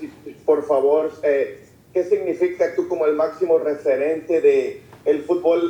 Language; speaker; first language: Spanish; native; Spanish